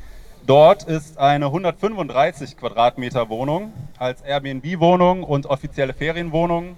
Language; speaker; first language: German; native; German